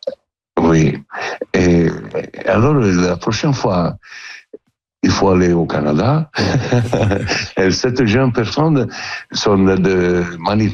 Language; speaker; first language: French; non-native, learner; Italian